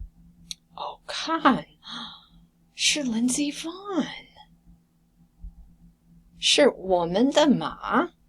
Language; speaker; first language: Chinese; non-native, fluent; English